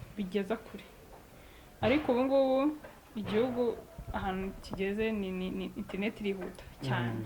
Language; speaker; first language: Kinyarwanda; native; Kinyarwanda